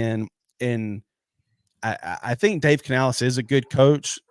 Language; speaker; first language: English; native; English